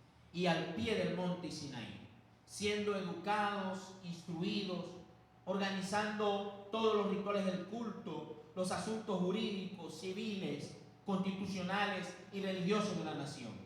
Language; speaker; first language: Spanish; native; Spanish